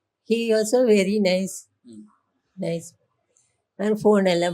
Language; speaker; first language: Tamil; non-native, local second language; Malayalam